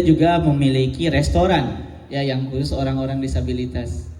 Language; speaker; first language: Indonesian; native; Indonesian